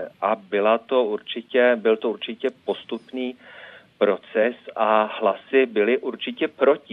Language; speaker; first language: Czech; non-native, fluent; Norwegian